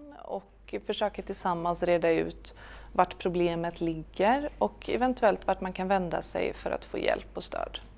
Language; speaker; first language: Swedish; native; Swedish